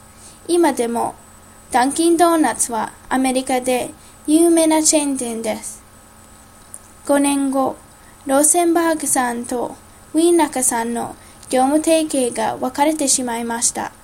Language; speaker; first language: Japanese; non-native, learner; English